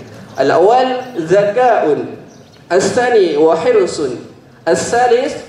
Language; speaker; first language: Arabic; non-native, learner; Indonesian